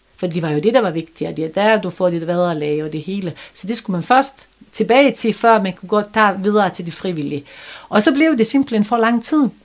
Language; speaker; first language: Danish; non-native, fluent; Bosnian